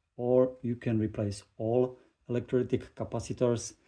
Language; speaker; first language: English; non-native, fluent; Czech